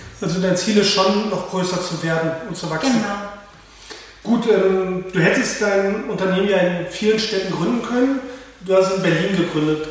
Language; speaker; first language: German; native; German